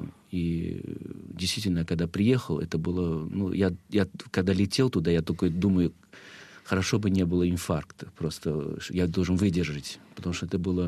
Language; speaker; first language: Russian; non-native, fluent; Chinese